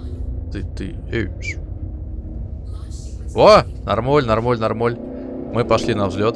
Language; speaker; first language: Russian; native; Russian